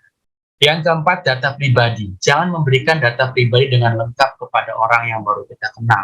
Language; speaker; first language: Indonesian; native; Indonesian